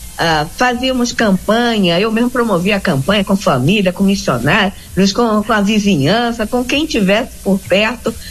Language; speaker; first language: Portuguese; native; Portuguese